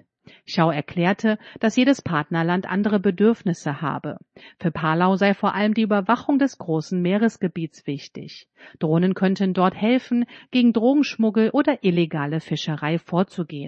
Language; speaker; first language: German; native; German